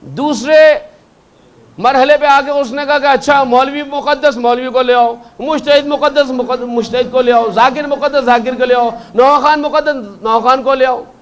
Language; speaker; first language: Urdu; native; Urdu